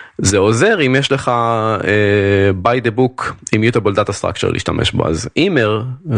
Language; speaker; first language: Hebrew; native; Hebrew